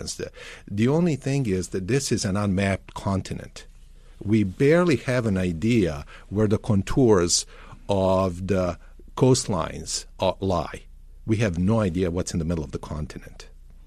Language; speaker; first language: English; non-native, fluent; Serbian